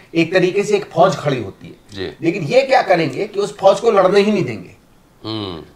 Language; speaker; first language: Hindi; native; Hindi